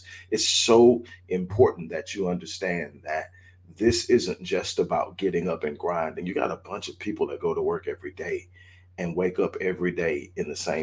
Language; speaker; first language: English; native; English